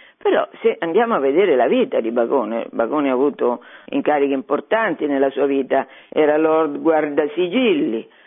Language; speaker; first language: Italian; native; Italian